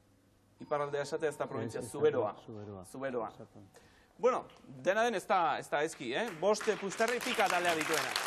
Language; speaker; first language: Basque; native; Basque